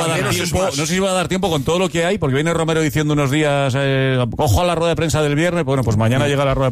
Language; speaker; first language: Spanish; native; Spanish